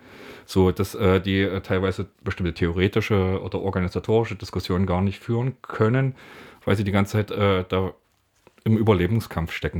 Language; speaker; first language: German; native; German